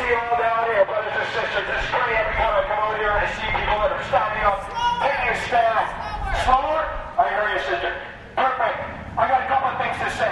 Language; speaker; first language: English; native; English